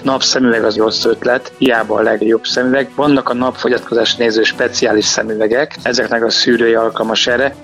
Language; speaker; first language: Hungarian; native; Hungarian